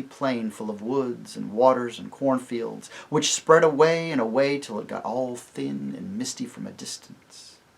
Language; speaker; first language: English; native; English